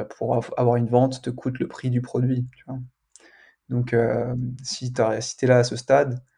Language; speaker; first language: French; native; French